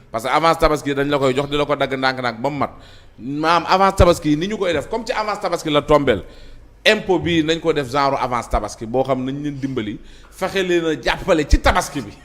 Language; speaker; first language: Wolof; native; Wolof